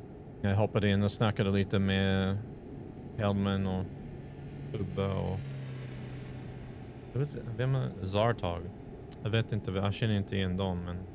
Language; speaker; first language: Swedish; non-native, fluent; English